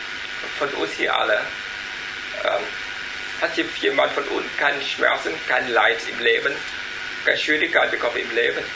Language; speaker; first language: German; non-native, learner; Vietnamese